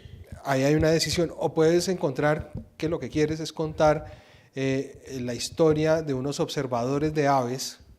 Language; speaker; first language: Spanish; native; Spanish